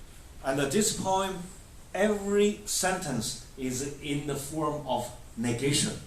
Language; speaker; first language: English; non-native, fluent; Chinese